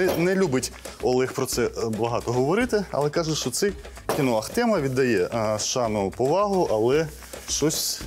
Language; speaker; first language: Ukrainian; non-native, local second language; Crimean Tatar